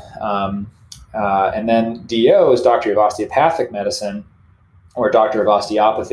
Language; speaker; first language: English; native; English